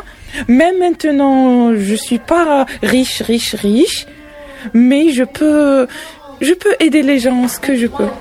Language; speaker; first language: French; non-native, local second language; Arabic